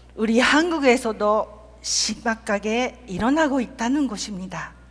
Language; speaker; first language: Korean; non-native, fluent; Japanese